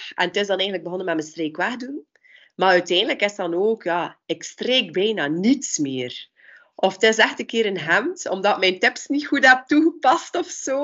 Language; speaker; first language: Dutch; native; Dutch